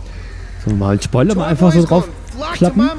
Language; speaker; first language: German; native; German